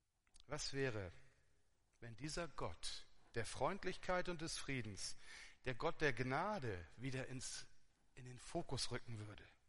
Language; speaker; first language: German; native; German